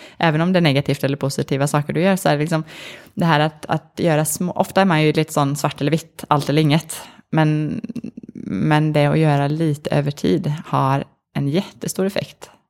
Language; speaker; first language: Swedish; native; Swedish